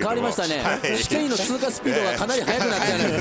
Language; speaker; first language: Japanese; native; Japanese